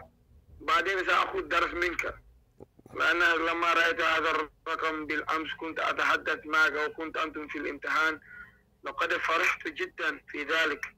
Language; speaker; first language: Arabic; non-native, learner; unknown